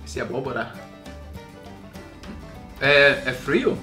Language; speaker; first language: Portuguese; non-native, fluent; English